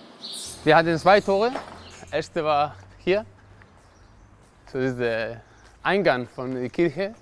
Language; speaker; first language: German; non-native, learner; Spanish